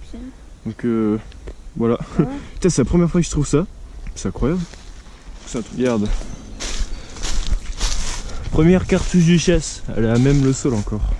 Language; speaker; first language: French; native; French